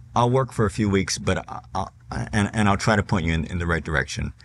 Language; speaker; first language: English; native; English